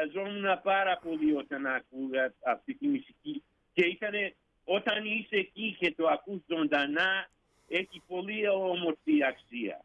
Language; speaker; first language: Greek; early bilingual, heritage; Greek